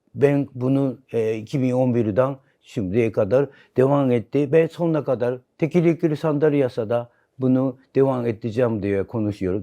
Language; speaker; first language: Turkish; non-native, learner; Japanese